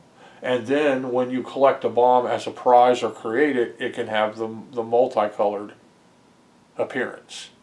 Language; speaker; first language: English; native; English